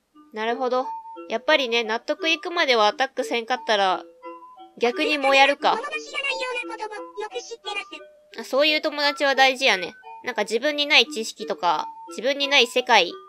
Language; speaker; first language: Japanese; native; Japanese